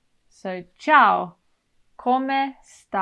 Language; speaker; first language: Italian; non-native, learner; English